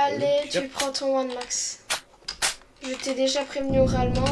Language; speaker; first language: French; native; French